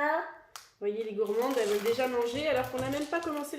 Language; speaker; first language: French; native; French